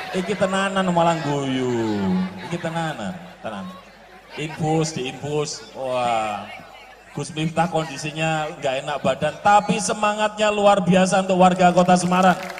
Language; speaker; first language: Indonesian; non-native, local second language; Javanese